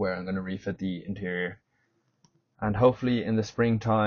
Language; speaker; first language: English; native; English